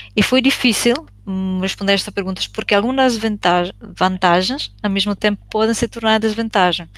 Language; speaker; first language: Portuguese; non-native, fluent; Italian